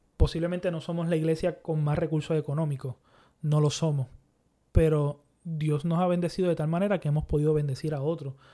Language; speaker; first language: Spanish; native; Spanish